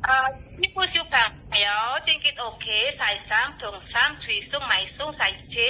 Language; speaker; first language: Cantonese; non-native, learner; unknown